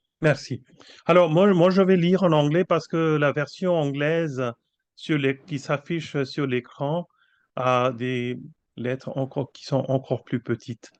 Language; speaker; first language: French; non-native, fluent; Bangla